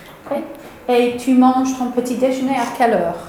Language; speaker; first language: French; non-native, fluent; English